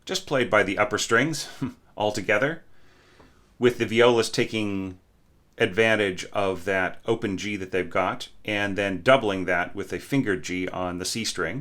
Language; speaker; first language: English; native; English